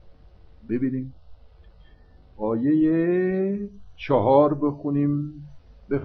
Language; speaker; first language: Persian; non-native, fluent; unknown